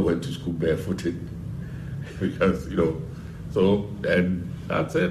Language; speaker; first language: English; non-native, local second language; Akan